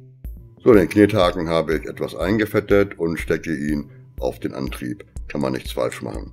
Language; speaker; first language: German; native; German